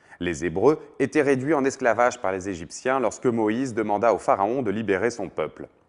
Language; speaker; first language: French; native; French